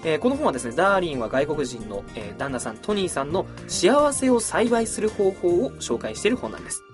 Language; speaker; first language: Japanese; native; Japanese